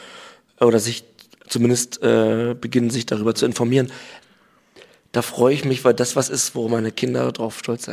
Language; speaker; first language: German; native; German